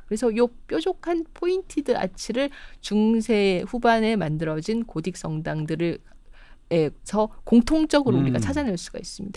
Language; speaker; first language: Korean; native; Korean